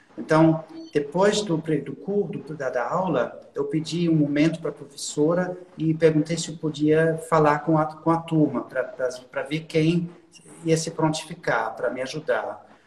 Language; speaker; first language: Portuguese; non-native, fluent; German